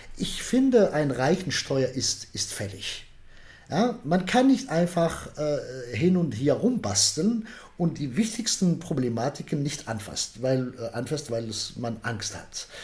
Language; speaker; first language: German; non-native, fluent; Arabic